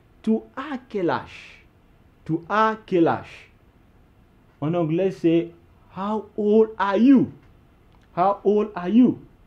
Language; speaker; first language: English; non-native, local second language; Hausa